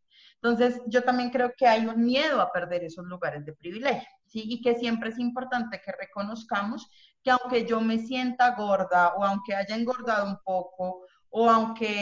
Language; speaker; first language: Spanish; native; Spanish